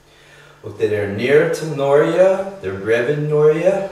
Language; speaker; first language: Swedish; non-native, fluent; English